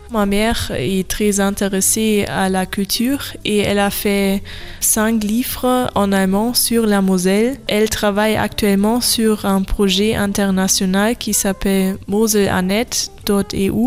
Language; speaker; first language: French; non-native, learner; German